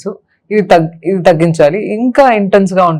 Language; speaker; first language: Telugu; non-native, learner; Tamil